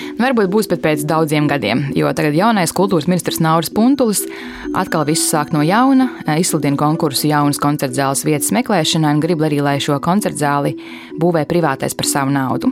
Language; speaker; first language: Latvian; native; Latvian